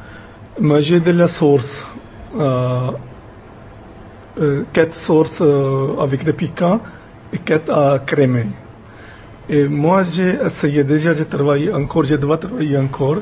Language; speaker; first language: French; non-native, fluent; Punjabi